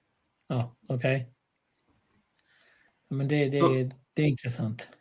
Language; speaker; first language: Swedish; non-native, fluent; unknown